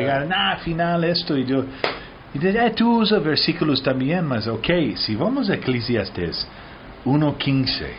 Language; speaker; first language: Spanish; early bilingual, heritage; Spanish